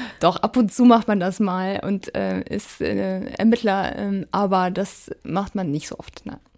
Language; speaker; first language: German; native; German